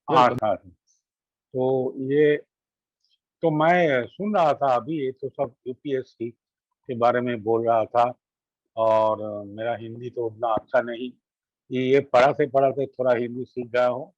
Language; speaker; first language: Hindi; non-native, local second language; Bangla